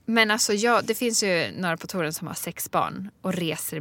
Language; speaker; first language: Swedish; native; Swedish